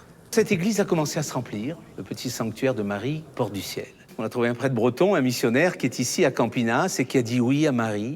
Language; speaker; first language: French; native; French